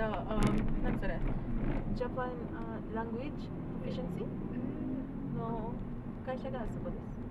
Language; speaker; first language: Japanese; non-native, learner; Filipino